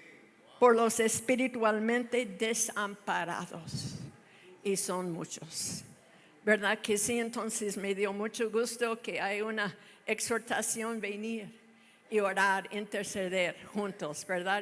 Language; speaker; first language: Spanish; non-native, fluent; English